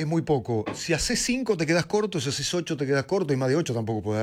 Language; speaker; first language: Spanish; native; Spanish